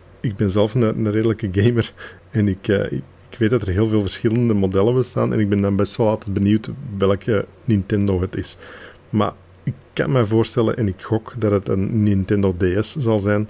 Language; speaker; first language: Dutch; native; Dutch